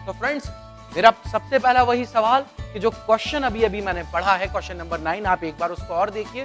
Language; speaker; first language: Hindi; native; Hindi